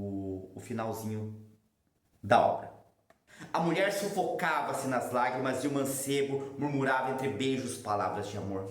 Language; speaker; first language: Portuguese; native; Portuguese